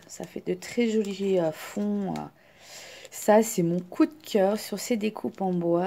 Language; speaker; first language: French; native; French